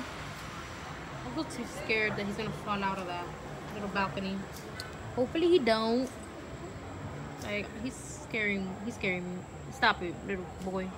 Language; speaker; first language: English; early bilingual, other home language; Spanish